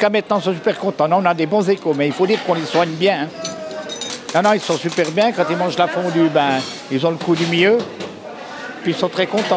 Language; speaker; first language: French; native; French